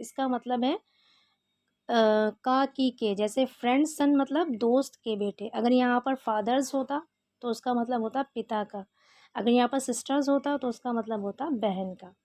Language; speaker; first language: Hindi; native; Hindi